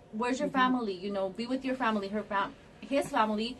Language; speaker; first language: English; early bilingual, other home language; Spanish